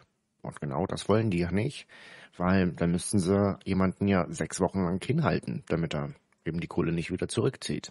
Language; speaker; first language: German; native; German